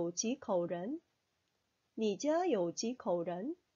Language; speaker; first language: Chinese; non-native, fluent; Korean